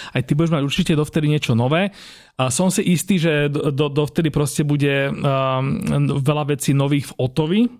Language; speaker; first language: Slovak; native; Slovak